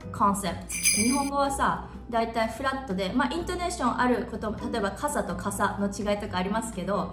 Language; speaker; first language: Japanese; native; Japanese